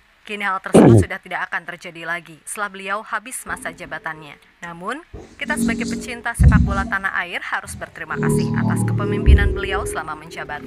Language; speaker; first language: Indonesian; native; Indonesian